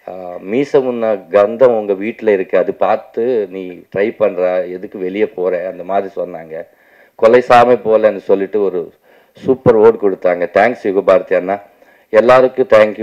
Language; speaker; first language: Tamil; non-native, local second language; Telugu